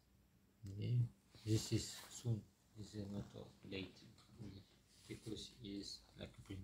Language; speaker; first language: English; non-native, learner; French